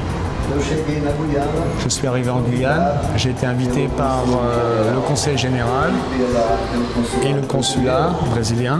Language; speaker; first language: French; non-native, fluent; Portuguese